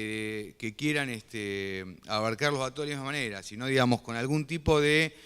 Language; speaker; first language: Spanish; native; Spanish